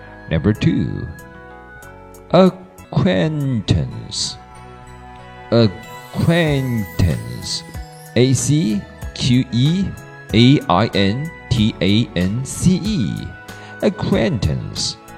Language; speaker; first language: English; non-native, fluent; Chinese